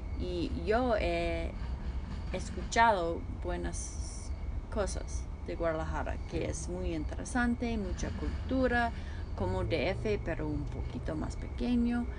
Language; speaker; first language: Spanish; non-native, fluent; English